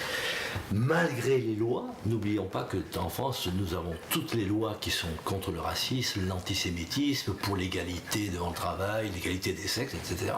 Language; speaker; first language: French; native; French